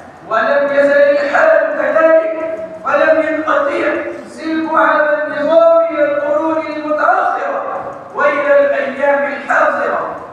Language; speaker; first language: Arabic; non-native, learner; Urdu